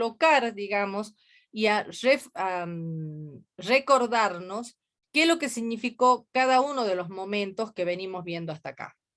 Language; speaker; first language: Spanish; native; Spanish